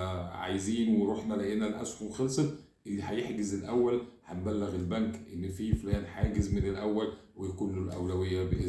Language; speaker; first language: Arabic; native; Arabic